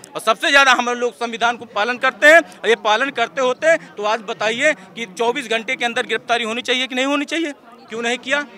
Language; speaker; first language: Hindi; native; Hindi